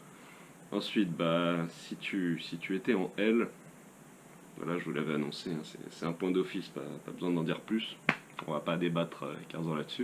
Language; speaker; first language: French; native; French